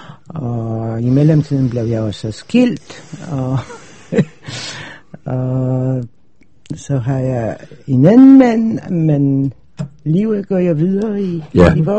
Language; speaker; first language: Danish; non-native, fluent; Polish